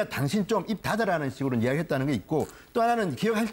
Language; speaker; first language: Korean; native; Korean